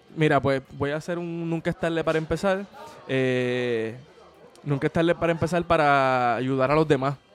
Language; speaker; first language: Spanish; native; Spanish